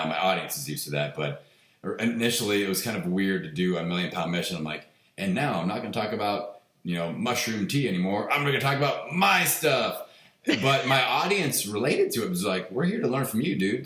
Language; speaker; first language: English; native; English